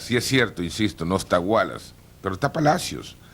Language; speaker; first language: Spanish; native; Spanish